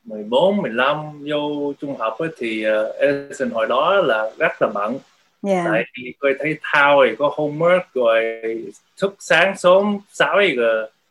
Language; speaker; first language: Vietnamese; early bilingual, heritage; Vietnamese